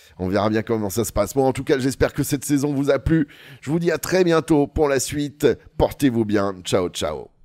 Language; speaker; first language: French; native; French